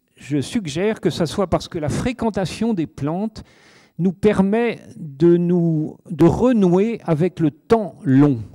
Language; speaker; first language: French; native; French